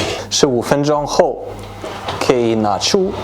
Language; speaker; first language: Chinese; non-native, fluent; German